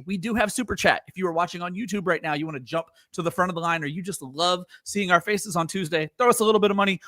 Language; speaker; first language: English; native; English